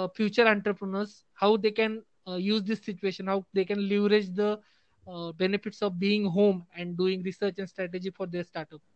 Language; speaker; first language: English; non-native, local second language; Hindi